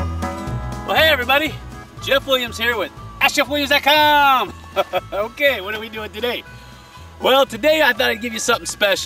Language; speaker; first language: English; native; English